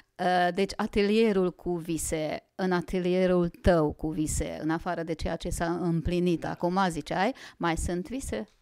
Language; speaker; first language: Romanian; non-native, local second language; Hungarian